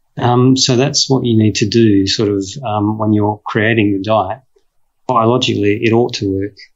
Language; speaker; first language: English; native; English